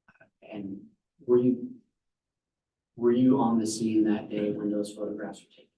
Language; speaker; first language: English; native; English